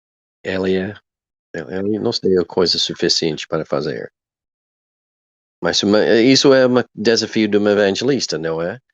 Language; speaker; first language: Portuguese; non-native, learner; English